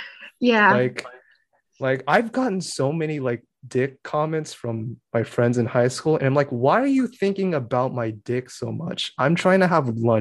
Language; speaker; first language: English; native; English